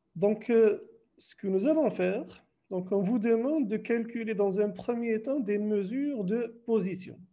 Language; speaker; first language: French; non-native, local second language; Arabic